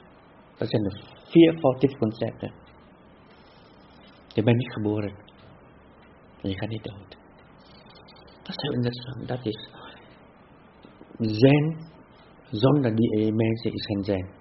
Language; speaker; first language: Dutch; non-native, fluent; Vietnamese